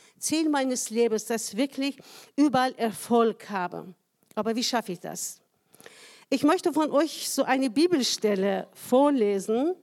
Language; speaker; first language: German; non-native, fluent; Persian